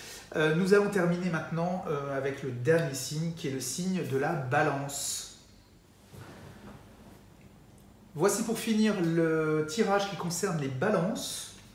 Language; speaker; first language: French; native; French